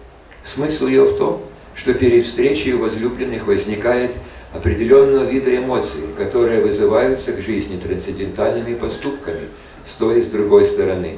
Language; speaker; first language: Russian; native; Russian